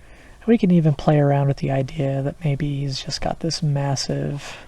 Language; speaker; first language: English; native; English